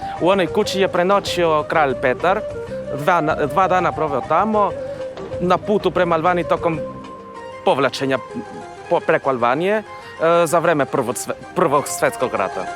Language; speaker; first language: Serbian; non-native, fluent; Spanish